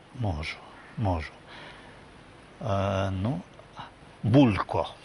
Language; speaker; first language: Ukrainian; non-native, local second language; Russian